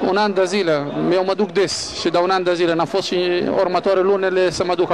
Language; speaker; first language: Romanian; non-native, learner; Arabic